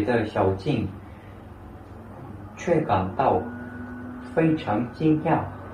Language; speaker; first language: Chinese; non-native, learner; Korean